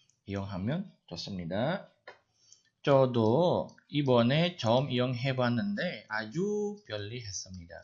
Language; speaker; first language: Korean; non-native, fluent; Indonesian